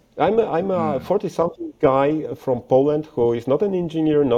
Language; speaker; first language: English; non-native, fluent; Polish